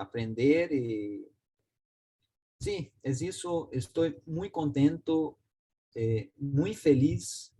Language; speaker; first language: Spanish; non-native, learner; Portuguese